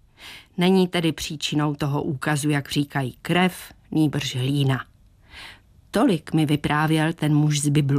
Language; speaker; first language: Czech; native; Czech